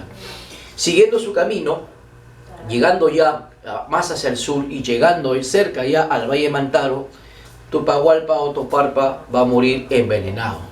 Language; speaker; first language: Spanish; native; Spanish